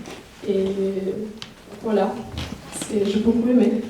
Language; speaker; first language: French; non-native, fluent; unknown